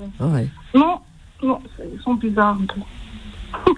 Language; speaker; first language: French; early bilingual, heritage; French